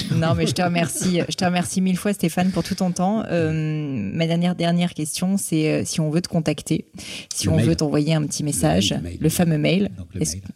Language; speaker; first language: French; native; French